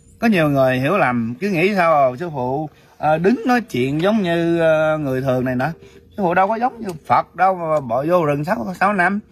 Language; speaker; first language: Vietnamese; early bilingual, heritage; Vietnamese